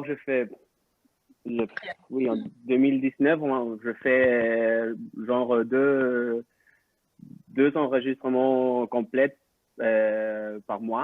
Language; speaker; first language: French; non-native, local second language; Spanish